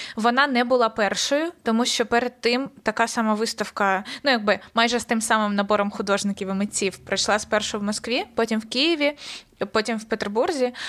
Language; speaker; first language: Ukrainian; native; Ukrainian